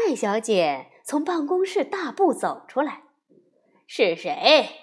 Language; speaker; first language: Chinese; native; Chinese